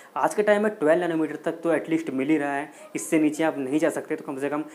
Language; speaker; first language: Hindi; native; Hindi